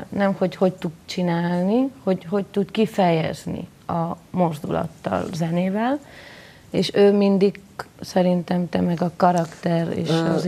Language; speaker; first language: Hungarian; non-native, learner; Spanish